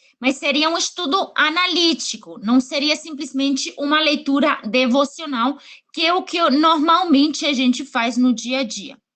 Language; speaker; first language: Portuguese; non-native, fluent; Spanish